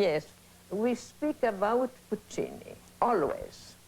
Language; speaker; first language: English; non-native, learner; Italian